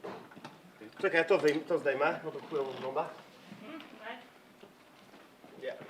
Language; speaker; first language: Polish; native; Polish